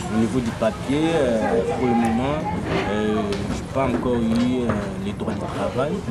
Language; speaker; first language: French; non-native, local second language; Lingala